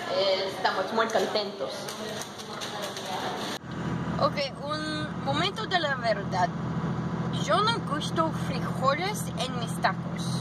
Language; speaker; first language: Spanish; non-native, learner; English